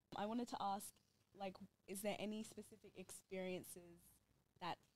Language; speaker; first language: English; native; English